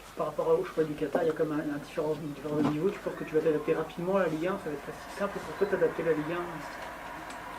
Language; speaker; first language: French; native; French